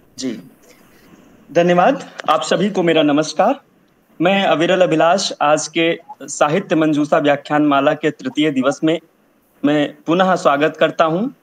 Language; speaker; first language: Hindi; native; Hindi